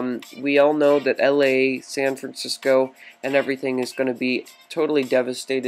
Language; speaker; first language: English; native; English